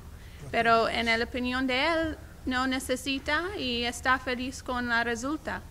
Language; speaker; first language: Spanish; non-native, learner; English